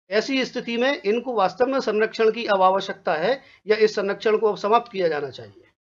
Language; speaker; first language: Hindi; native; Hindi